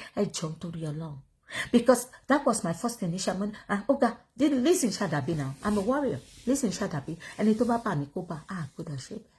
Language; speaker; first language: English; non-native, local second language; Yoruba